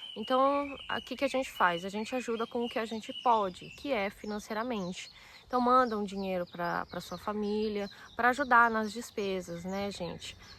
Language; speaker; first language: Portuguese; early bilingual, other home language; Japanese